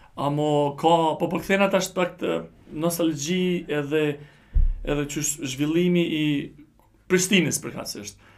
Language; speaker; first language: Albanian; early bilingual, heritage; Albanian